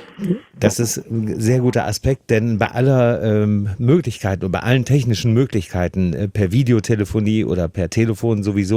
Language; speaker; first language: German; native; German